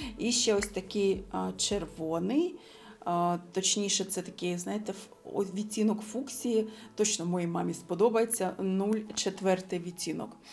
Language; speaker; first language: Ukrainian; non-native, local second language; Russian